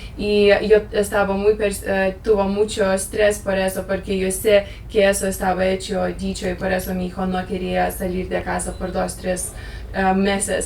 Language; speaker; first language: Spanish; non-native, learner; Lithuanian